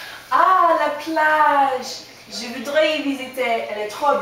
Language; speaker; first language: French; non-native, learner; English